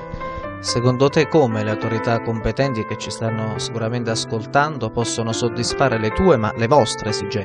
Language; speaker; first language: Italian; native; Italian